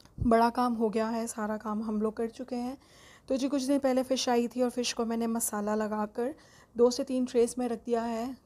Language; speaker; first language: Urdu; native; Urdu